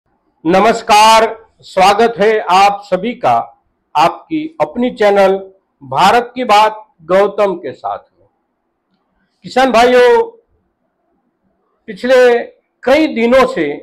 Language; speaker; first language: Hindi; non-native, local second language; Gujarati